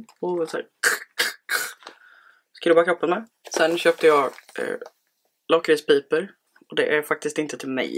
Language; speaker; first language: Swedish; native; Swedish